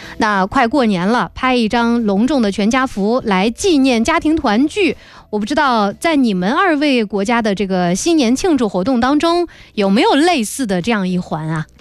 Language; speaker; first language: Chinese; native; Chinese